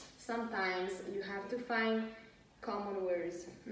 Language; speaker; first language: English; non-native, fluent; Italian